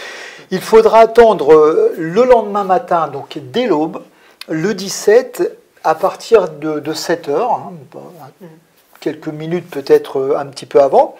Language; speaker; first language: French; native; French